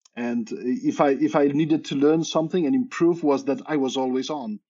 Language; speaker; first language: English; non-native, fluent; Polish